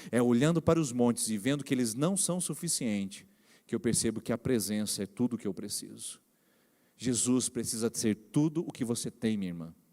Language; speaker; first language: Portuguese; native; Portuguese